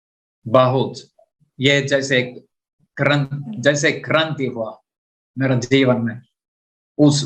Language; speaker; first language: Hindi; non-native, learner; Finnish